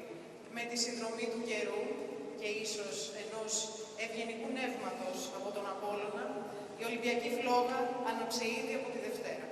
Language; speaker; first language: Greek; native; Greek